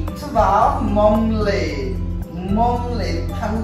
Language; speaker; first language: Vietnamese; non-native, learner; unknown